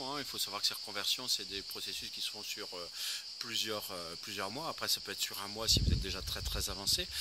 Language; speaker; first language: French; native; French